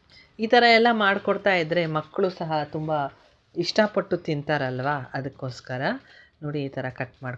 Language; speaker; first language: Kannada; native; Kannada